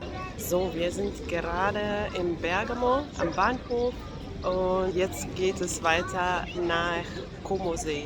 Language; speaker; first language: German; non-native, fluent; Finnish